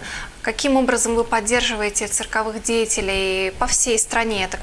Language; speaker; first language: Russian; native; Russian